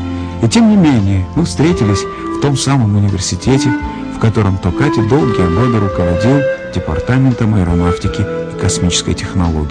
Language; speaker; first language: Russian; native; Russian